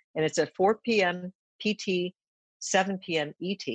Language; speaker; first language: English; early bilingual, other home language; Japanese